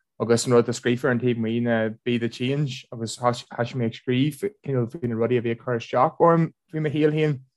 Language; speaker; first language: Irish; non-native, local second language; English